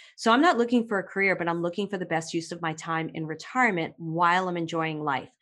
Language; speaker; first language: English; native; English